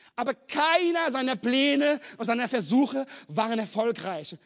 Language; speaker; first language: German; non-native, fluent; French